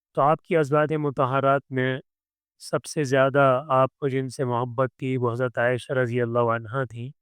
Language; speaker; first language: Urdu; native; Urdu